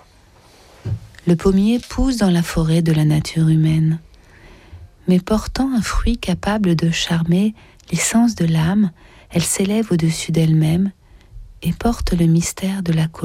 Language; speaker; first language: French; native; French